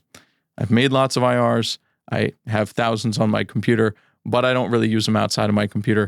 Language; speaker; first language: English; native; English